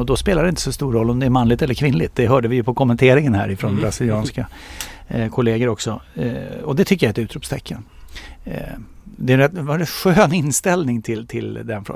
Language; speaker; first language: Swedish; native; Swedish